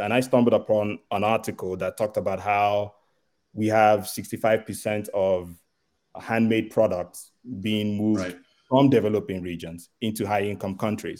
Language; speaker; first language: English; non-native, local second language; Igbo